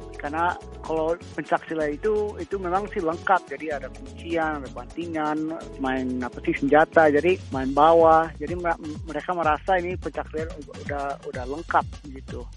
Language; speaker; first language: Indonesian; early bilingual, heritage; Indonesian